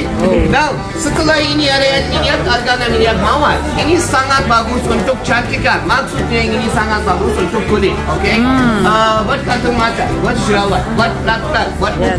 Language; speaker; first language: Indonesian; non-native, fluent; Turkish